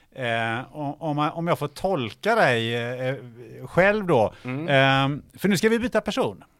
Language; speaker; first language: Swedish; native; Swedish